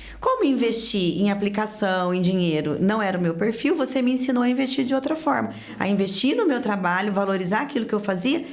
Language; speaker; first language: Portuguese; native; Portuguese